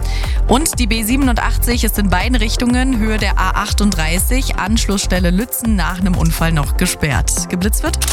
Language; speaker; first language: German; native; German